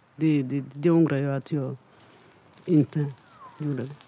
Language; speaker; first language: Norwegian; non-native, learner; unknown